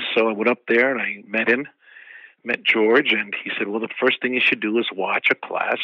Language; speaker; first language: English; native; English